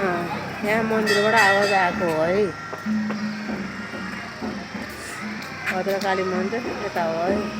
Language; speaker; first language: Nepali; native; Nepali